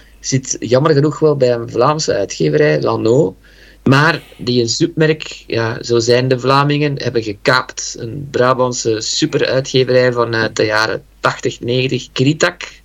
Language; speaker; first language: Dutch; native; Dutch